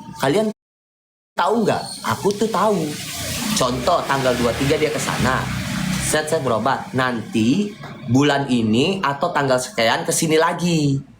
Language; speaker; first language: Indonesian; native; Indonesian